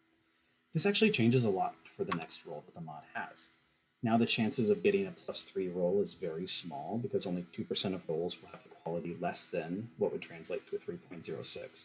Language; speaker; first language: English; native; English